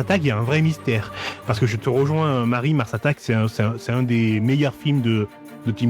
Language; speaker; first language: French; native; French